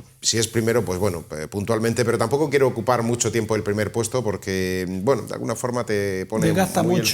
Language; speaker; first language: Spanish; native; Spanish